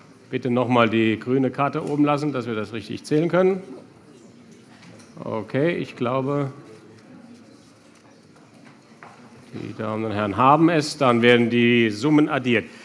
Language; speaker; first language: German; native; German